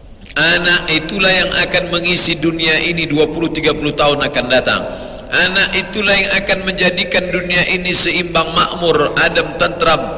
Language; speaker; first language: Indonesian; native; Indonesian